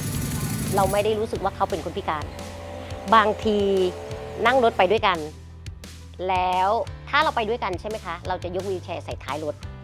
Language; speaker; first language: Thai; native; Thai